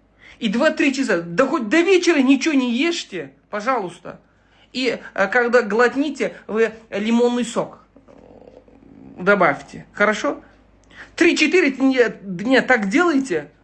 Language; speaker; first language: Russian; non-native, local second language; Uzbek